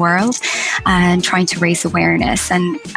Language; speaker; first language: English; native; English